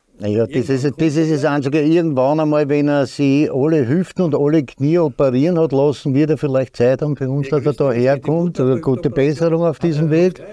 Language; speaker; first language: German; native; German